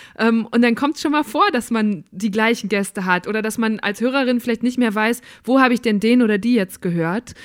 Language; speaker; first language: German; native; German